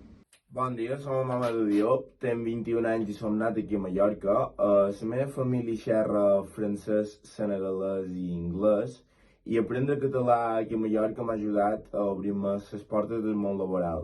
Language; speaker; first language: Catalan; early bilingual, other home language; French